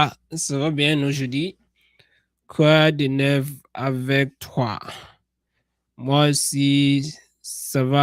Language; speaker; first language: French; non-native, learner; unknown